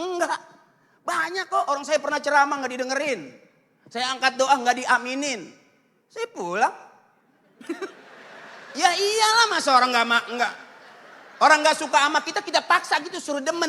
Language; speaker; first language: Malay; native; Malay